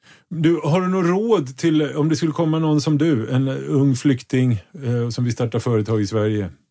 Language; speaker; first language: Swedish; native; Swedish